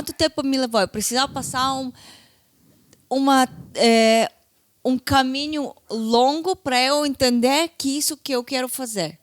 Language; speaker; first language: Portuguese; non-native, fluent; Hebrew